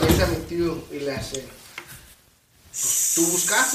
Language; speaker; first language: Spanish; early bilingual, heritage; Spanish